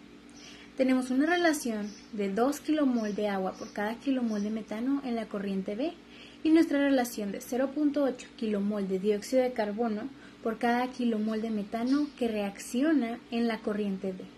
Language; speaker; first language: Spanish; native; Spanish